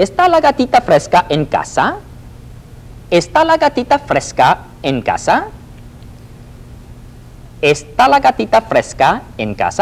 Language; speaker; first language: Spanish; non-native, fluent; English